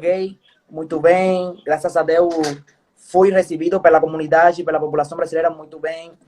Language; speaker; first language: Portuguese; non-native, fluent; Spanish